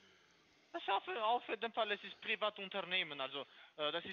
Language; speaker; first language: German; non-native, fluent; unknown